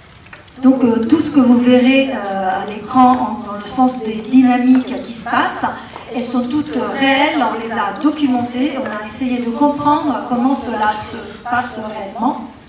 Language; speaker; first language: French; native; French